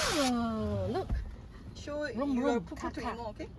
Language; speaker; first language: English; non-native, fluent; Korean